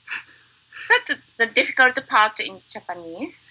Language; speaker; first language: English; non-native, learner; Japanese